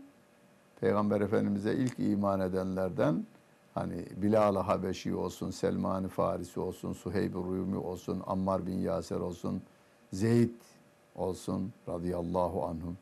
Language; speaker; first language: Turkish; native; Turkish